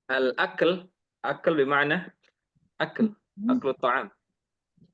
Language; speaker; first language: Arabic; non-native, fluent; Indonesian